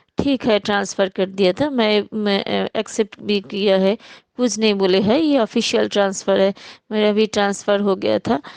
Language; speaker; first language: Hindi; non-native, local second language; Bangla